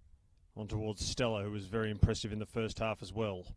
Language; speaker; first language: English; native; English